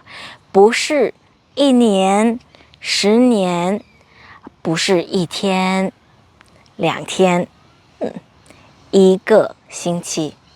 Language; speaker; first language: Chinese; non-native, fluent; English